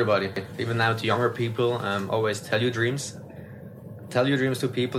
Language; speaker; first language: English; non-native, fluent; French